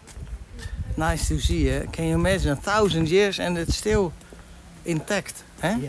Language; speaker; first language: English; non-native, learner; Dutch